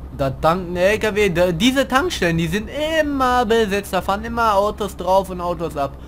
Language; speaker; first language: German; native; German